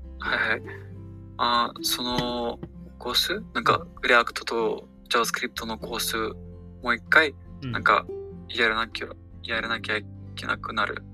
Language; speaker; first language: Japanese; non-native, learner; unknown